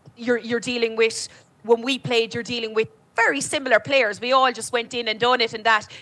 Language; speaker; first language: English; native; English